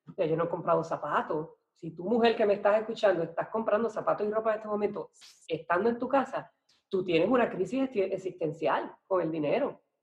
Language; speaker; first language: Spanish; native; Spanish